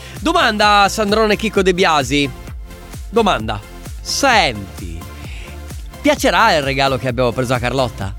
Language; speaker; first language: Italian; native; Italian